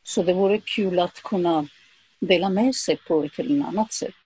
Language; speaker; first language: Swedish; non-native, fluent; Spanish